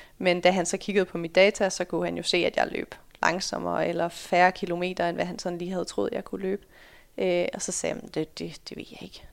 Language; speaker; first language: Danish; early bilingual, other home language; Dutch